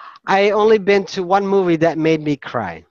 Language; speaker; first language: English; non-native, fluent; Filipino